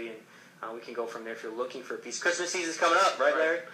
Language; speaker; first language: English; native; English